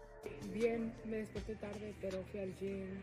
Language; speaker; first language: Spanish; early bilingual, heritage; Spanish